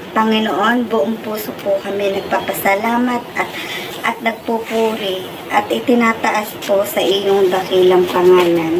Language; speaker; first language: Filipino; native; Filipino